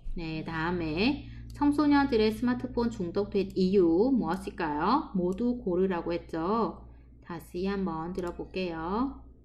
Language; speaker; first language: Korean; non-native, fluent; Vietnamese